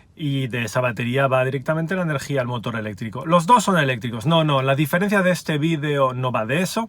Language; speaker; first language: Spanish; native; Spanish